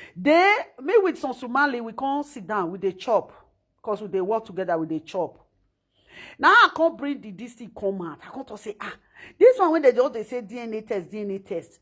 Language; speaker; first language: Nigerian Pidgin; non-native, local second language; Esan